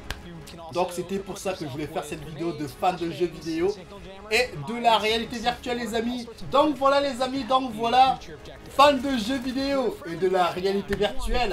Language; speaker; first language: French; native; French